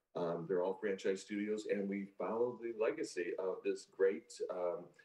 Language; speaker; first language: English; native; English